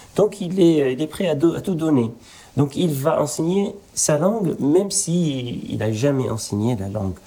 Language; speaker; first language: French; non-native, fluent; Arabic